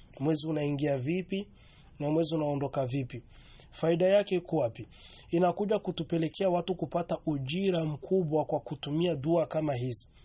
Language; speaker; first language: Swahili; native; Swahili